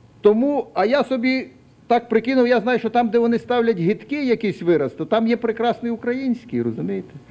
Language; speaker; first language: Ukrainian; native; Ukrainian